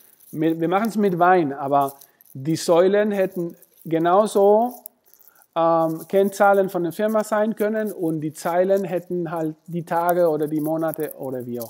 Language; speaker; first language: German; non-native, fluent; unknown